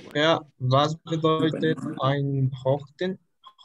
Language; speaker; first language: German; non-native, learner; Spanish